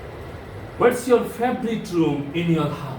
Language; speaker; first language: English; non-native, fluent; Bangla